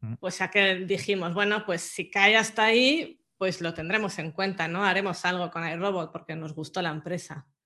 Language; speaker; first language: Spanish; native; Spanish